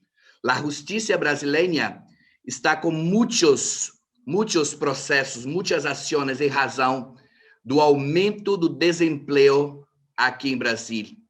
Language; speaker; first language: Spanish; non-native, fluent; Portuguese